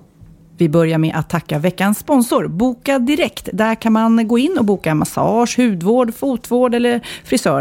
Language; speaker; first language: Swedish; native; Swedish